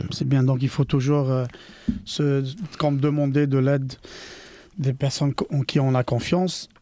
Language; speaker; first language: French; non-native, local second language; Arabic